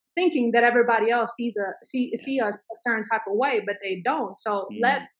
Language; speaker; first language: English; early bilingual, other home language; Swedish